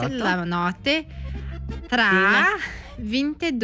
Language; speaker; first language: Italian; non-native, learner; Portuguese